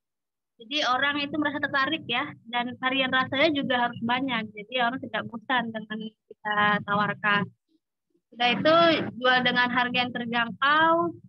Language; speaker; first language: Indonesian; native; Indonesian